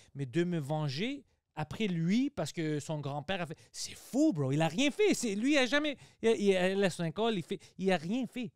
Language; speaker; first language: French; early bilingual, other home language; Greek